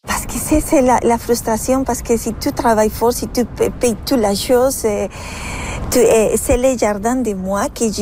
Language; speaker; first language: French; non-native, learner; Spanish